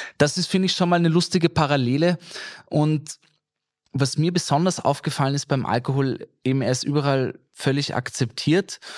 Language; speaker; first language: German; native; German